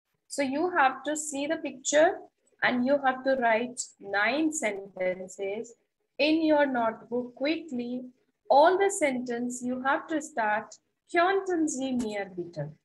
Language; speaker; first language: English; non-native, local second language; Hindi